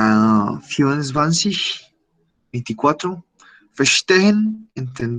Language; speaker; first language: German; non-native, learner; Spanish